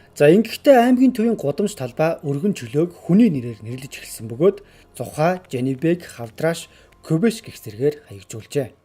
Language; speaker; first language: Mongolian; native; Mongolian